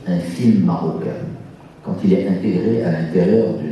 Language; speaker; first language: French; non-native, local second language; Arabic